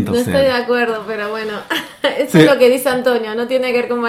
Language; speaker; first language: Spanish; native; Spanish